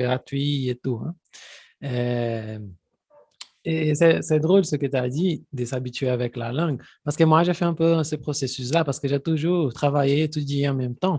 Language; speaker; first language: French; non-native, fluent; Portuguese